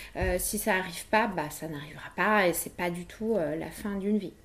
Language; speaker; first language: French; early bilingual, other home language; Polish